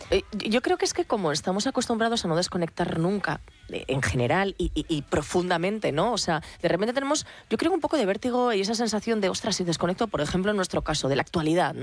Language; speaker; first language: Spanish; native; Spanish